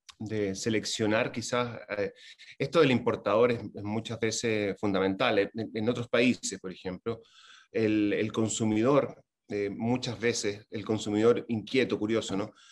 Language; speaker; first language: Spanish; native; Spanish